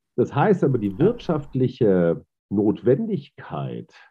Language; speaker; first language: German; native; German